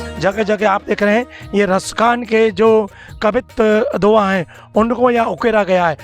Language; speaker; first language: Hindi; native; Hindi